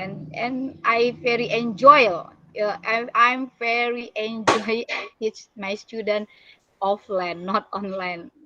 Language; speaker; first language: English; non-native, learner; Indonesian